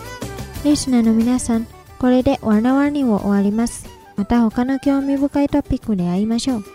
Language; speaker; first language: Japanese; non-native, fluent; Indonesian